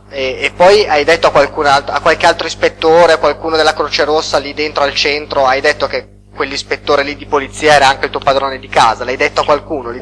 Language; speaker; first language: Italian; native; Italian